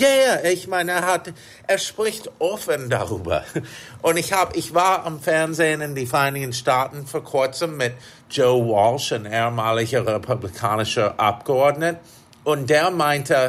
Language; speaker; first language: German; non-native, fluent; English